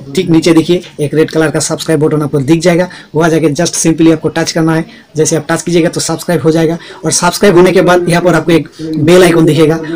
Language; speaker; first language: Hindi; native; Hindi